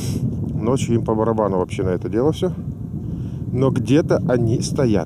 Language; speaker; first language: Russian; native; Russian